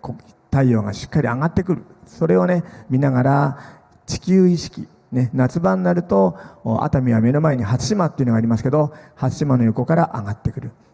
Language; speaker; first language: Japanese; native; Japanese